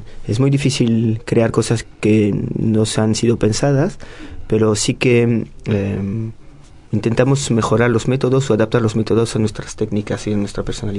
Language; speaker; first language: Spanish; non-native, fluent; French